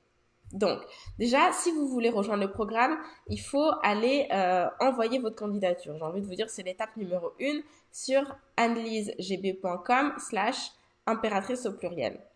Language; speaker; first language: French; native; French